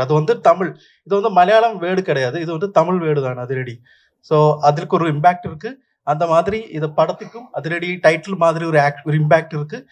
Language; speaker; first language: Tamil; non-native, local second language; Malayalam